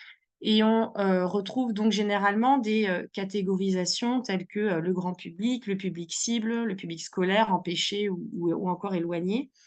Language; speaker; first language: French; native; French